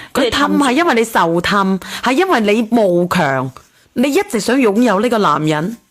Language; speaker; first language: Cantonese; native; Cantonese